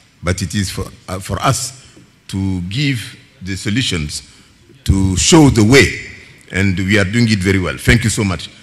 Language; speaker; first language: English; non-native, fluent; Bambara